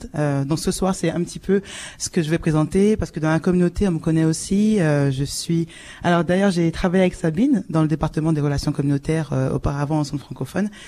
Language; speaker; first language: French; native; French